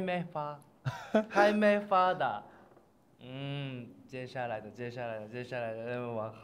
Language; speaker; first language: Chinese; non-native, learner; Japanese